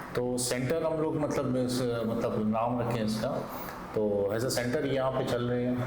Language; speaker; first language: Urdu; non-native, local second language; Hazaragi